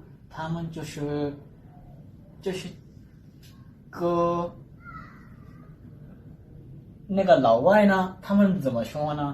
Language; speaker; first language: Chinese; non-native, fluent; Urdu